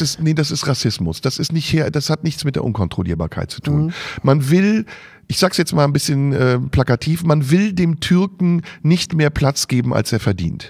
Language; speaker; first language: German; early bilingual, other home language; Turkish